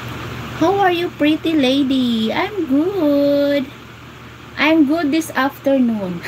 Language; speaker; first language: English; non-native, local second language; Filipino